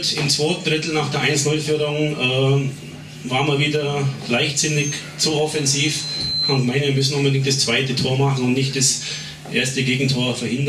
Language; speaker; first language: German; native; German